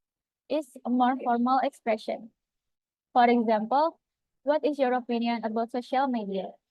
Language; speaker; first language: English; non-native, fluent; Indonesian